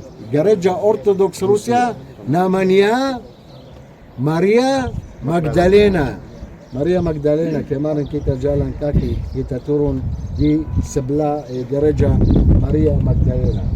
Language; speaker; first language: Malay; non-native, fluent; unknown